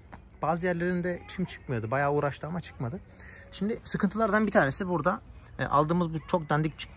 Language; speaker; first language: Turkish; native; Turkish